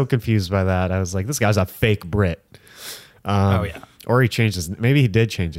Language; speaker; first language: English; native; English